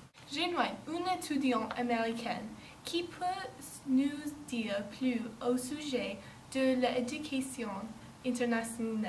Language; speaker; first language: French; non-native, learner; English